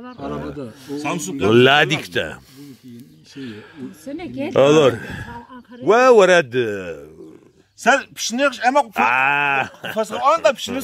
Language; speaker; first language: Turkish; non-native, learner; Abkhazian